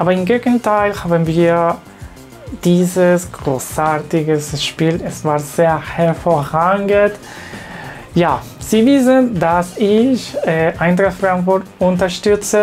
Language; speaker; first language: German; non-native, learner; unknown